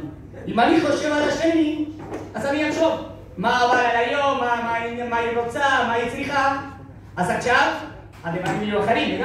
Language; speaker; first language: Hebrew; non-native, fluent; Spanish